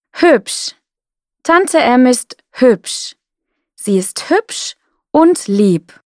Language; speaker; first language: German; non-native, fluent; Russian